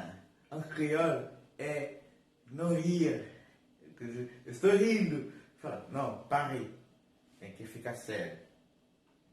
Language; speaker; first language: Portuguese; non-native, fluent; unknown